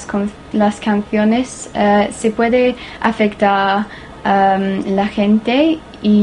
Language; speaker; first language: Spanish; non-native, learner; English